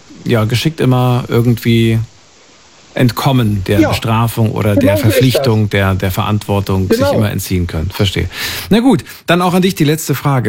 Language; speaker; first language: German; native; German